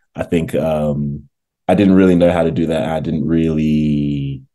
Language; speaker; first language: English; native; English